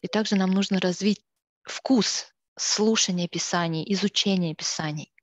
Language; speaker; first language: Russian; native; Russian